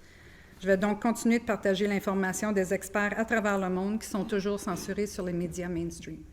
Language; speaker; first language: French; native; French